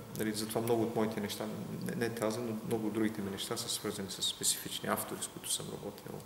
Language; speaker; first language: Bulgarian; non-native, local second language; Turkish